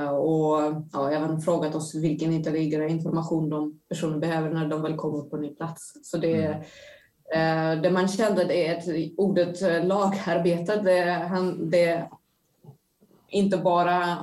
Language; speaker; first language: Swedish; non-native, fluent; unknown